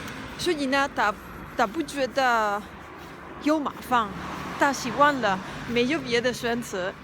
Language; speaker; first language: Chinese; non-native, learner; Spanish